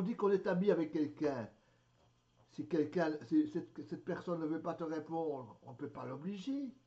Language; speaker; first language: French; native; French